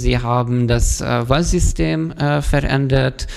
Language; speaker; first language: German; non-native, fluent; Hungarian